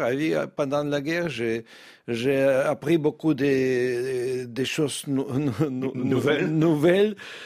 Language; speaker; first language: French; non-native, fluent; Russian